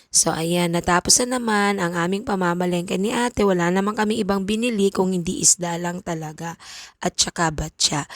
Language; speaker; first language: Filipino; non-native, local second language; Bikol